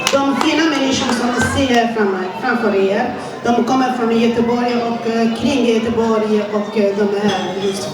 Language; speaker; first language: Swedish; non-native, fluent; Kinyarwanda